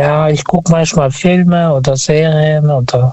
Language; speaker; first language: German; non-native, fluent; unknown